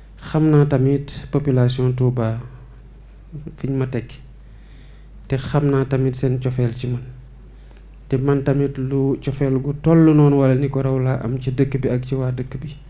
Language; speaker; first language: Wolof; non-native, local second language; Serer